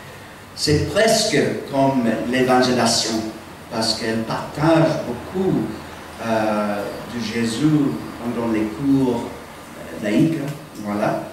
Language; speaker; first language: French; non-native, fluent; English